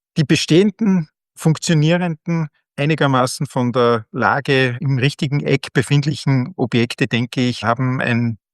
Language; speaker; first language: German; native; German